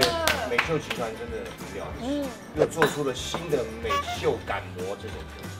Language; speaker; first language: Chinese; native; Chinese